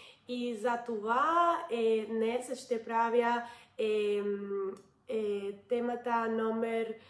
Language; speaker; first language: Bulgarian; non-native, learner; Spanish